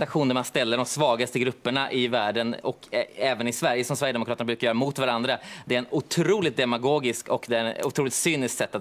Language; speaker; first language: Swedish; native; Swedish